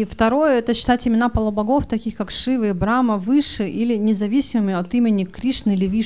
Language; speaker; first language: Russian; native; Russian